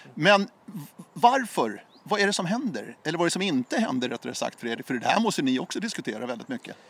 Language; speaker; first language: Swedish; native; Swedish